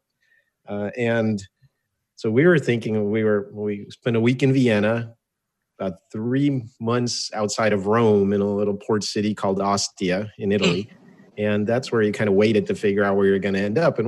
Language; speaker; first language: English; early bilingual, other home language; Russian